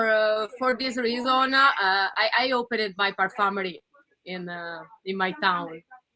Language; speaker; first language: English; non-native, learner; Italian